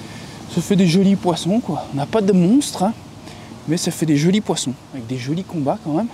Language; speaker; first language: French; native; French